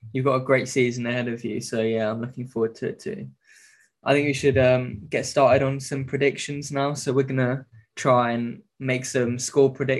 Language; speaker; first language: English; native; English